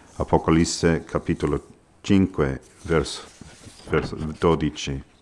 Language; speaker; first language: Italian; non-native, fluent; English